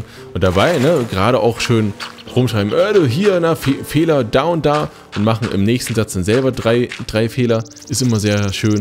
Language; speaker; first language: German; native; German